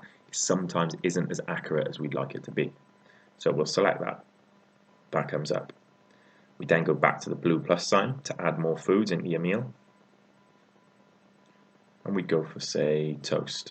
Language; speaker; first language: English; native; English